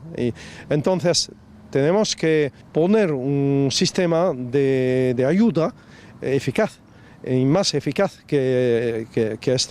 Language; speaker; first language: Spanish; non-native, fluent; French